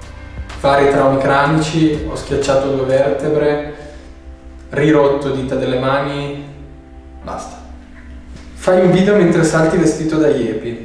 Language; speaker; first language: Italian; native; Italian